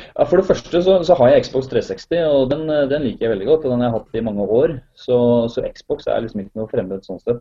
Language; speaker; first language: Norwegian; native; Norwegian